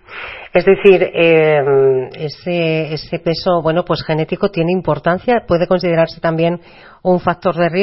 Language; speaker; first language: Spanish; native; Spanish